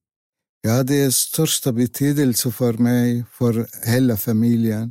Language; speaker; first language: Swedish; non-native, learner; Arabic